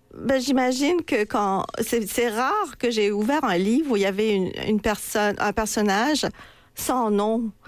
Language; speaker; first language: French; non-native, local second language; Morisyen